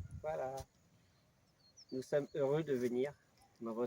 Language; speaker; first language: French; native; French